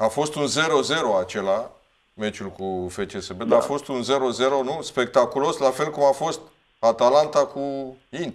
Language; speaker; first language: Romanian; native; Romanian